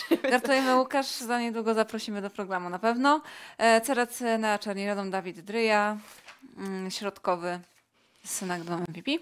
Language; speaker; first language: Polish; native; Polish